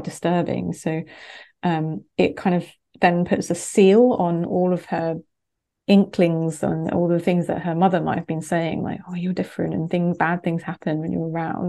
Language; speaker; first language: English; native; English